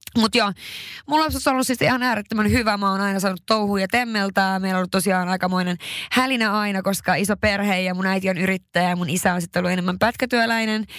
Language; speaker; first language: Finnish; early bilingual, heritage; Finnish